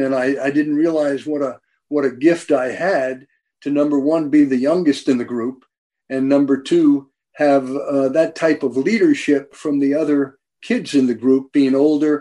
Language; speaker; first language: English; native; English